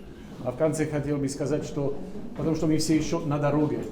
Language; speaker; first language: Russian; non-native, fluent; Azerbaijani